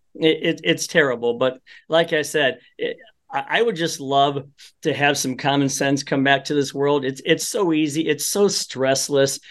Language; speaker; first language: English; early bilingual, other home language; Polish